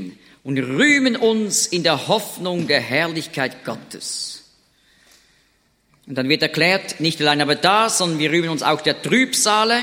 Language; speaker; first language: German; native; German